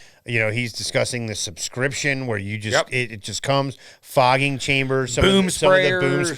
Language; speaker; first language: English; native; English